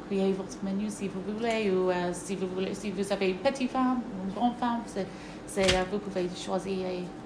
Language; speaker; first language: French; non-native, learner; English